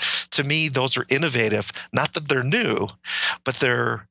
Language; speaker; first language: English; native; English